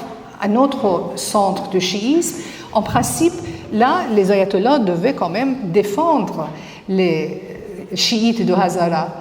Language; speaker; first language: French; non-native, fluent; Persian